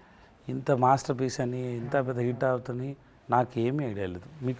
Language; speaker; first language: Telugu; non-native, learner; Tamil